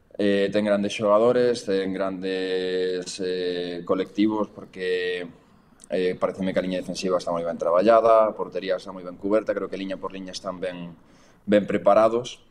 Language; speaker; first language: Galician; native; Galician